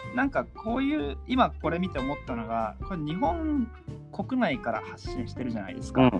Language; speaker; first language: Japanese; native; Japanese